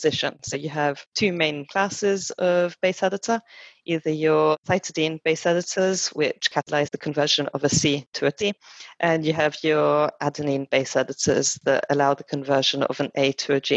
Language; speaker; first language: English; non-native, fluent; French